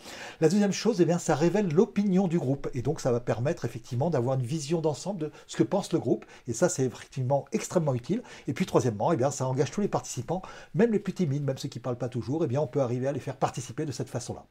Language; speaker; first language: French; native; French